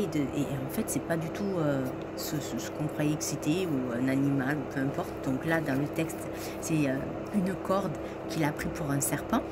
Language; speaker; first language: French; native; French